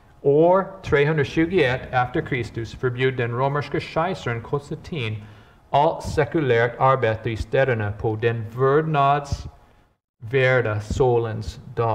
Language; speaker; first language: Swedish; non-native, fluent; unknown